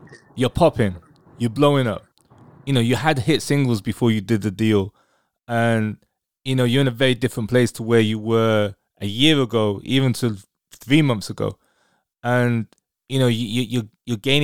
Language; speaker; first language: English; native; English